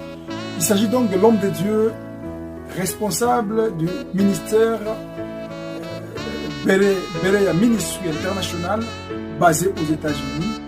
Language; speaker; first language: French; non-native, local second language; Lingala